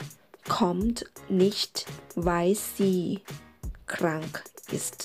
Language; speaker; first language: German; non-native, fluent; Thai